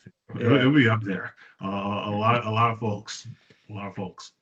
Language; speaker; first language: English; native; English